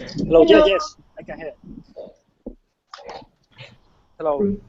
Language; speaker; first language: English; non-native, learner; Spanish